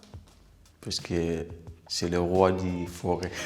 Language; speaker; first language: French; non-native, learner; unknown